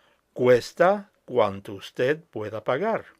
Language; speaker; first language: Spanish; non-native, fluent; English